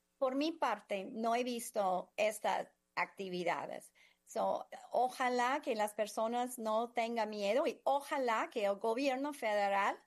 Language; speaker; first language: Spanish; non-native, fluent; English